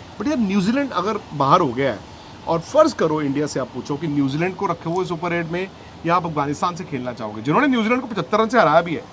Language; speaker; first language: Hindi; native; Hindi